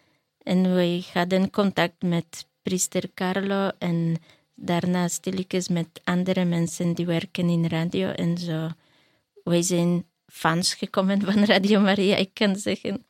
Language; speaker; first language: Dutch; non-native, learner; Polish